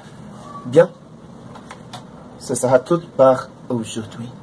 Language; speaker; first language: French; non-native, learner; Portuguese